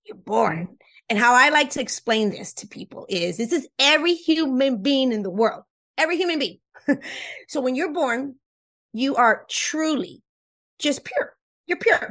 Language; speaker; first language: English; non-native, fluent; Spanish